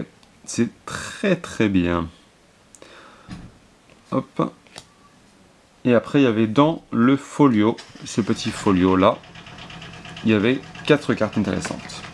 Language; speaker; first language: French; native; French